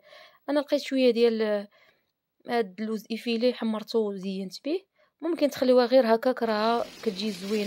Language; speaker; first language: Arabic; native; Arabic